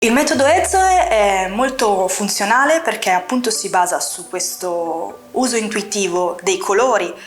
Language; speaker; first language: Italian; native; Italian